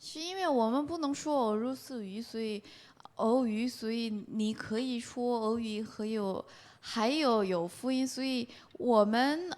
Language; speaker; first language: Chinese; non-native, fluent; Korean